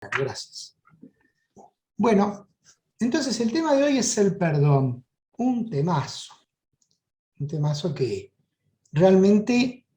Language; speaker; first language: Spanish; native; Spanish